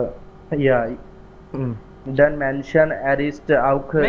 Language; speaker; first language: German; non-native, learner; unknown